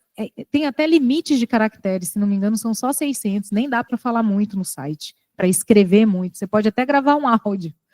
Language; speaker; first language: Portuguese; native; Portuguese